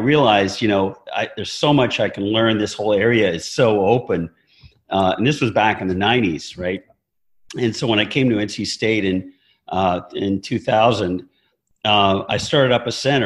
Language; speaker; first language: English; native; English